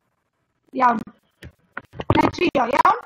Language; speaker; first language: Welsh; non-native, learner; Spanish